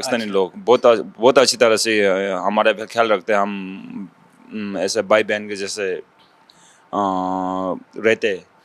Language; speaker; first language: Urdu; non-native, learner; Sherpa